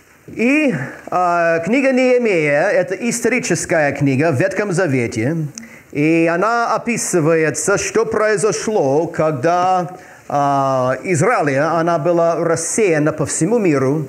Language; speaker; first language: Russian; non-native, fluent; English